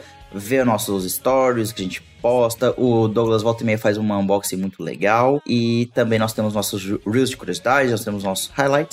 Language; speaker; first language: Portuguese; native; Portuguese